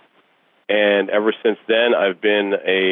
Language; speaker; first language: English; early bilingual, other home language; Russian